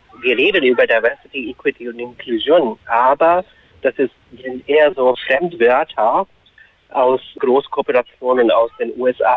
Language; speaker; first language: German; non-native, fluent; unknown